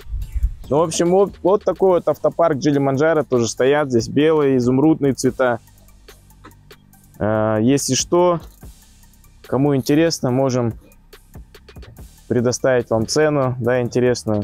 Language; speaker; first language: Russian; native; Russian